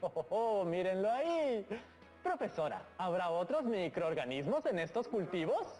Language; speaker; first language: Spanish; native; Spanish